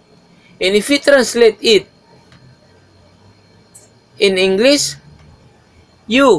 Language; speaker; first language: English; non-native, local second language; Maguindanaon